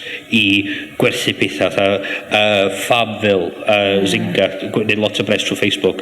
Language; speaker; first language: Welsh; native; Welsh